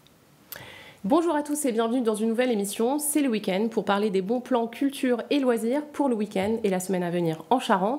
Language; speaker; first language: French; native; French